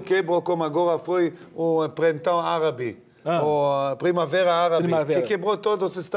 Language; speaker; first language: Portuguese; non-native, learner; Hebrew